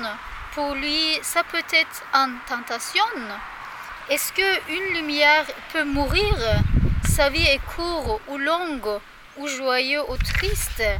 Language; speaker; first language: French; non-native, learner; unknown